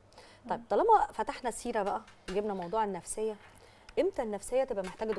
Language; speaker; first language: Arabic; native; Arabic